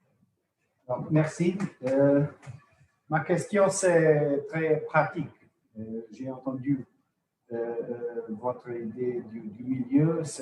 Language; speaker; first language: French; non-native, fluent; Portuguese